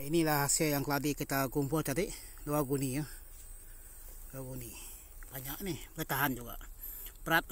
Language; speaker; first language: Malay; non-native, local second language; Iban